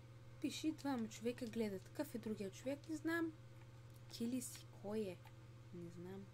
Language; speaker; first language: Bulgarian; native; Bulgarian